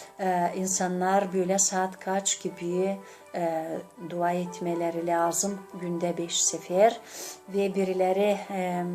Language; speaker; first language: Turkish; non-native, learner; Gagauz